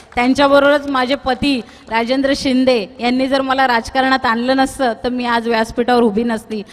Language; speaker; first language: Marathi; non-native, local second language; Tulu